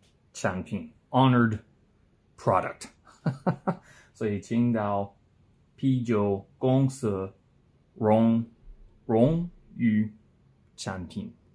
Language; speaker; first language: Chinese; non-native, learner; English